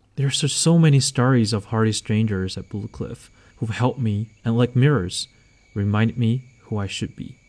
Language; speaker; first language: English; non-native, fluent; Chinese